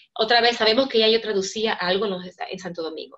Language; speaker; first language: Spanish; native; Spanish